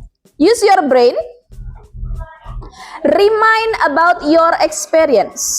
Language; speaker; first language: English; non-native, fluent; Indonesian